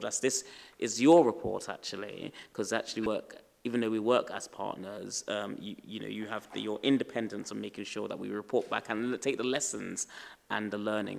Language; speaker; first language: English; native; English